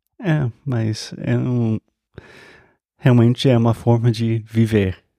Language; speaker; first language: Portuguese; non-native, fluent; English